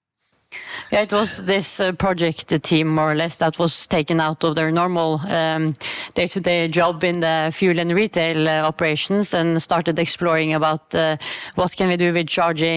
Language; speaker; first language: English; non-native, fluent; Norwegian